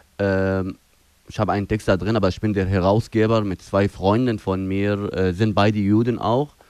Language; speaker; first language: German; non-native, fluent; Arabic